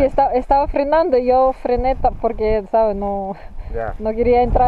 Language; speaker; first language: Spanish; non-native, fluent; Italian